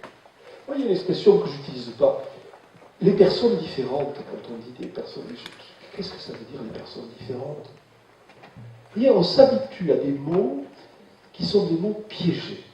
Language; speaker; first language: French; native; French